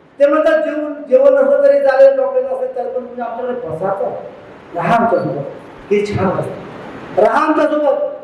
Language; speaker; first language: Marathi; non-native, local second language; Urdu